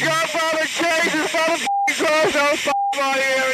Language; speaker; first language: English; native; English